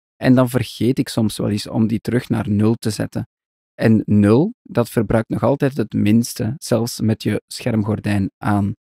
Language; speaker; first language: Dutch; native; Dutch